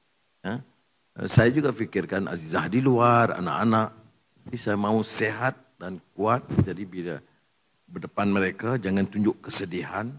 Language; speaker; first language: Malay; native; Malay